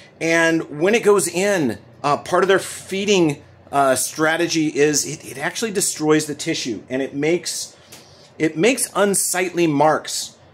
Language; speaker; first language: English; native; English